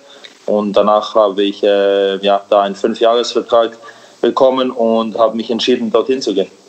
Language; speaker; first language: German; early bilingual, other home language; Serbian